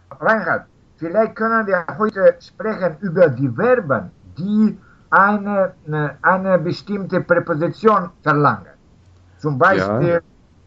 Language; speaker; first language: German; non-native, learner; Russian